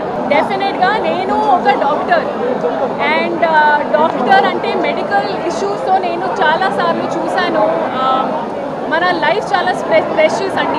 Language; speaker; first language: Telugu; non-native, fluent; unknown